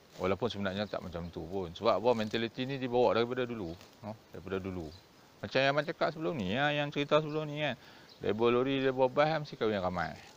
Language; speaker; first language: Malay; native; Malay